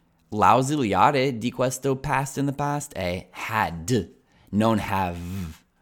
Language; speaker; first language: Italian; non-native, fluent; English